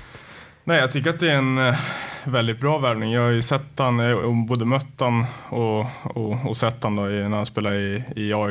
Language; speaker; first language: Swedish; native; Swedish